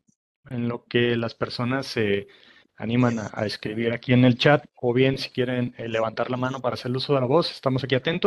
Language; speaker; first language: Spanish; native; Spanish